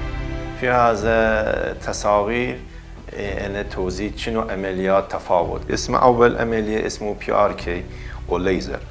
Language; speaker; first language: Arabic; non-native, learner; Persian